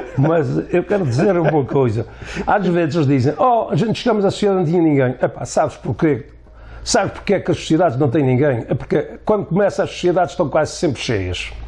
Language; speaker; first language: Portuguese; native; Portuguese